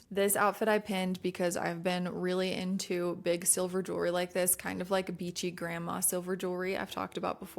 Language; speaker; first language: English; native; English